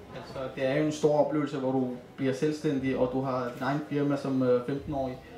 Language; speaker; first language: Danish; early bilingual, other home language; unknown